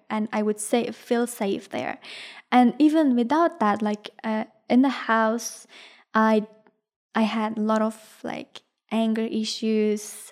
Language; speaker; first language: English; non-native, fluent; Persian